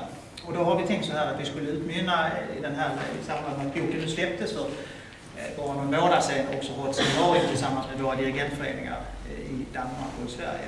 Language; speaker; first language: Swedish; native; Swedish